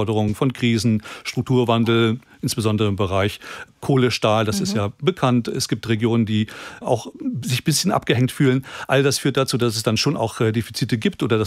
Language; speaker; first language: German; native; German